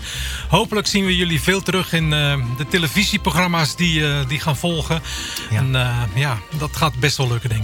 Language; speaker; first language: Dutch; native; Dutch